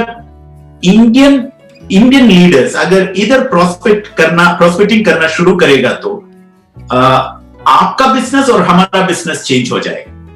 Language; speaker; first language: Hindi; non-native, local second language; Malayalam